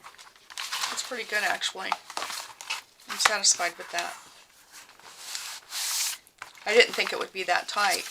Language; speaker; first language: English; native; English